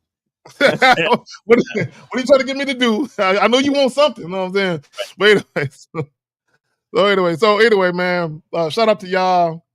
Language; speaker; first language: English; native; English